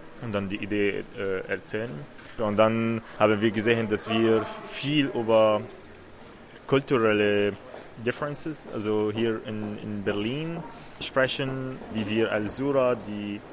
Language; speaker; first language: German; non-native, learner; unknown